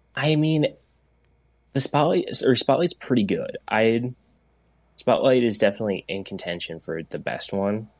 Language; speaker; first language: English; native; English